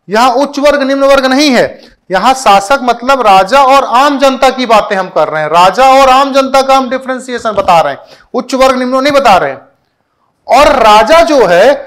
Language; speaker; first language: Hindi; native; Hindi